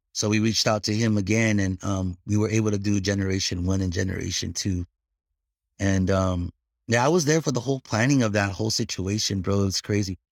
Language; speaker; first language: English; early bilingual, other home language; Filipino